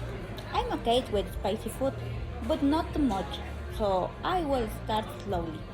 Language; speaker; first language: English; non-native, learner; Spanish